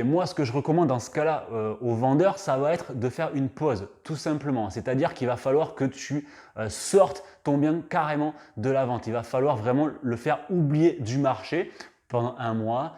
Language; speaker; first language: French; native; French